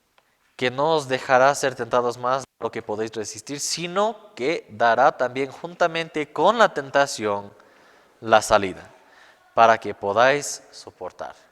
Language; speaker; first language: Spanish; non-native, fluent; English